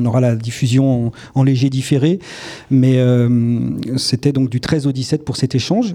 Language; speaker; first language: French; native; French